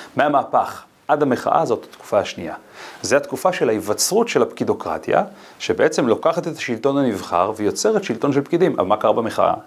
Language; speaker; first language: Hebrew; native; Hebrew